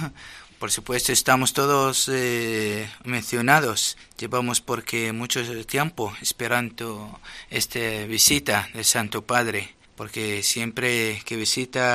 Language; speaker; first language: Spanish; non-native, fluent; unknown